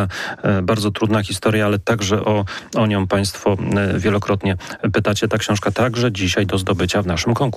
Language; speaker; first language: Polish; native; Polish